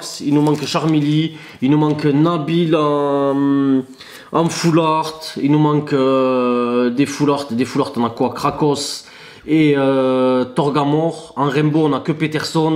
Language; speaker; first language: French; native; French